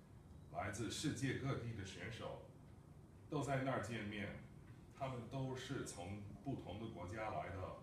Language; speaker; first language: Chinese; non-native, fluent; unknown